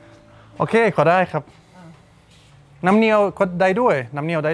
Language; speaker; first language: Thai; non-native, learner; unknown